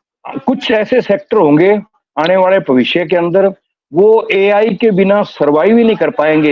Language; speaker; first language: Hindi; native; Hindi